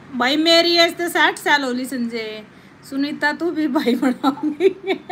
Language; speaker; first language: Hindi; native; Hindi